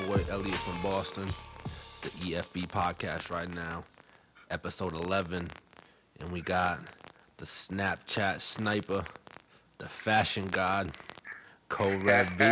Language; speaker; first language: English; non-native, fluent; Spanish